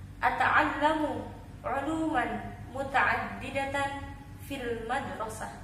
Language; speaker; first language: Arabic; non-native, learner; Indonesian